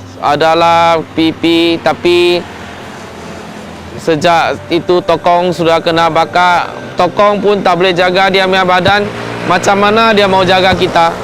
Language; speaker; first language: Indonesian; non-native, local second language; Chinese